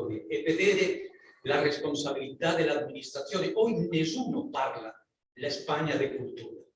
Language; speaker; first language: Italian; non-native, learner; Spanish